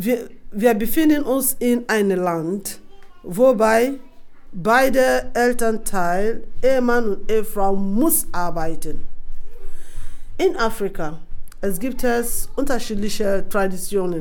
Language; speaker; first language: German; non-native, fluent; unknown